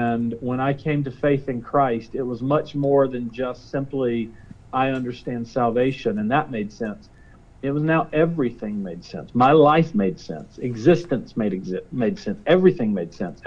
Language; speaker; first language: English; native; English